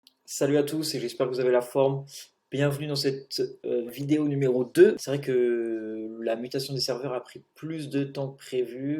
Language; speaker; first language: French; native; French